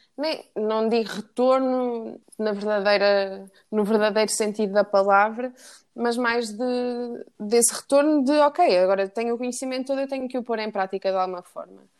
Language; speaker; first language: Portuguese; native; Portuguese